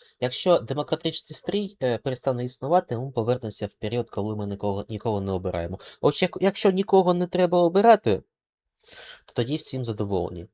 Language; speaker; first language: Ukrainian; non-native, local second language; Russian